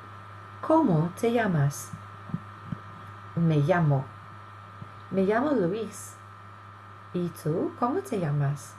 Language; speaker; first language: Spanish; non-native, fluent; English